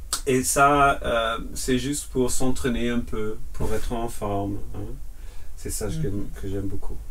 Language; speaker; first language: French; non-native, fluent; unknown